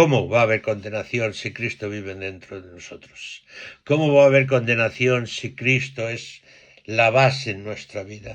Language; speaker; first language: Spanish; native; Spanish